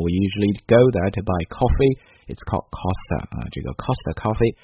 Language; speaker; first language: English; non-native, fluent; Chinese